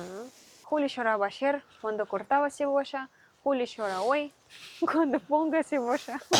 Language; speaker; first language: Spanish; non-native, learner; Russian